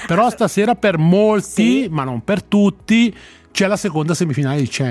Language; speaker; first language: Italian; native; Italian